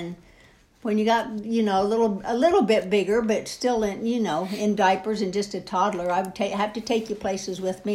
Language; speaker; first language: English; native; English